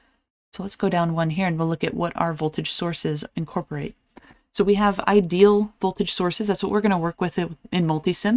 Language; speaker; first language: English; native; English